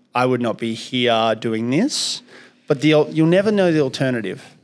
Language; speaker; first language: English; native; English